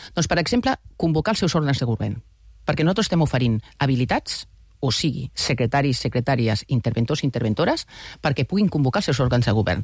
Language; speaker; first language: Catalan; native; Catalan